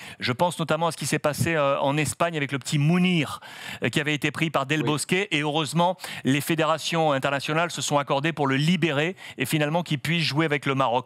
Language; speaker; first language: French; native; French